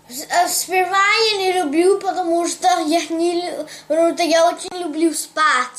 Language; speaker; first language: Russian; early bilingual, heritage; English